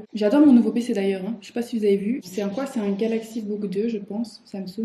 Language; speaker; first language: French; native; French